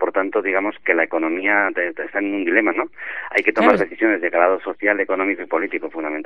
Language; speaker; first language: Spanish; native; Spanish